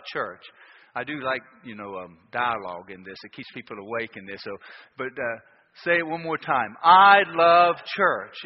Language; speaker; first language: English; native; English